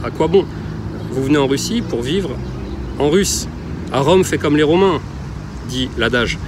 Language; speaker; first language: French; native; French